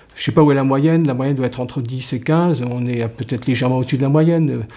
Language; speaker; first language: French; native; French